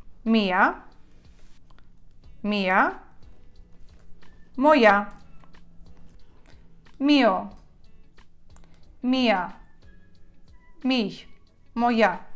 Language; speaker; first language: Italian; non-native, fluent; Ukrainian